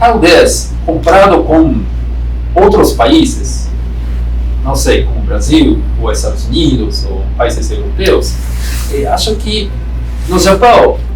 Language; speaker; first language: Portuguese; non-native, fluent; Japanese